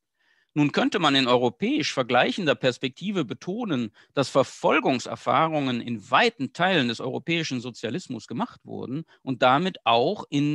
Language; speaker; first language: German; native; German